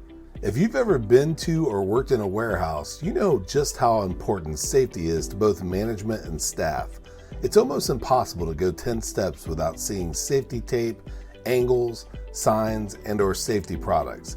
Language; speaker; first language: English; native; English